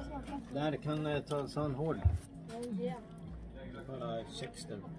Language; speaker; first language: Swedish; non-native, learner; Thai